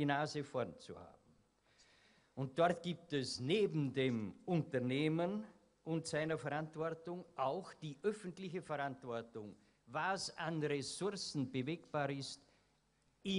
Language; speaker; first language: German; native; German